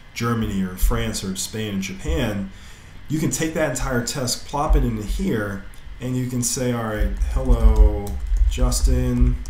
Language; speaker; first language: English; native; English